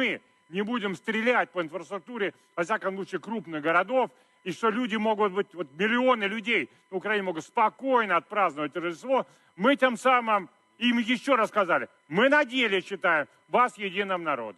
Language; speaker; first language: Russian; native; Russian